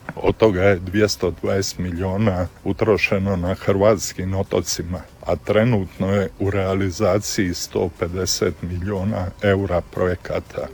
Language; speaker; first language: Croatian; native; Croatian